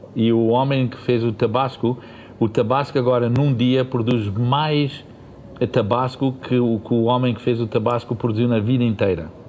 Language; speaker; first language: Portuguese; early bilingual, heritage; Portuguese